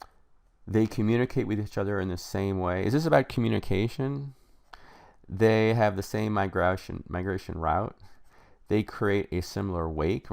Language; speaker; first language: English; native; English